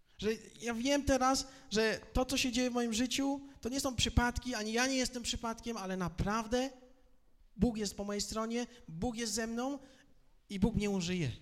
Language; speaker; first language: Polish; native; Polish